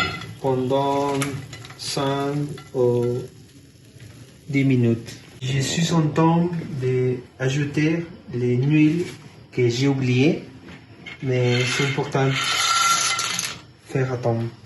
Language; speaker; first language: French; non-native, learner; Spanish